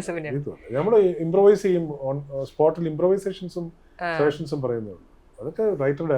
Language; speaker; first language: Malayalam; native; Malayalam